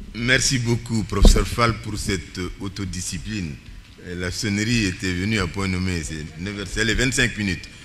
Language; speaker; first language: French; non-native, local second language; Bambara